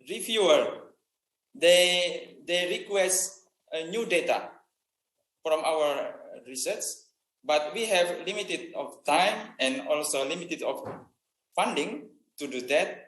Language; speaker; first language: English; non-native, fluent; Indonesian